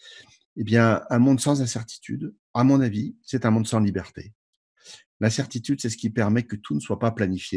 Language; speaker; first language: French; native; French